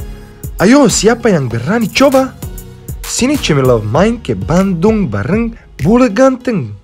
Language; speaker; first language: Indonesian; non-native, fluent; Serbian